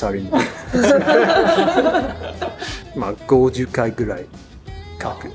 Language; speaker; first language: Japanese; non-native, learner; English